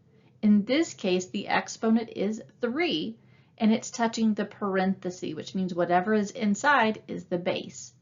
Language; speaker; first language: English; native; English